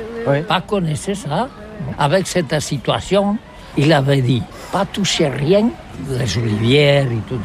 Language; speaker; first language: French; non-native, learner; Catalan